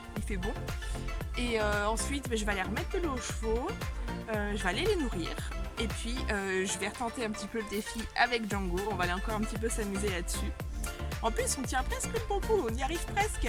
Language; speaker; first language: French; native; French